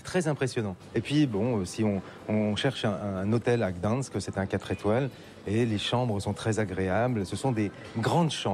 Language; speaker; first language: French; native; French